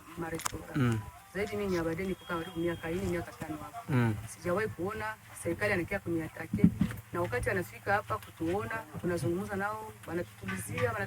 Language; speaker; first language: Swahili; native; Swahili